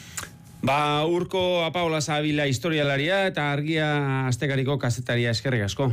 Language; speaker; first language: Basque; native; Basque